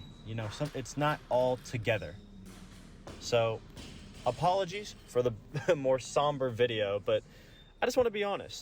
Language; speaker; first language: English; native; English